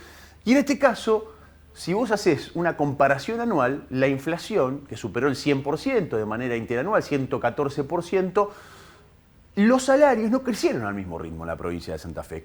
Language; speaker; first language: Spanish; native; Spanish